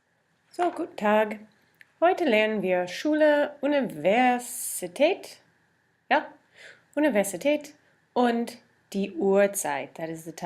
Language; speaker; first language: German; non-native, fluent; English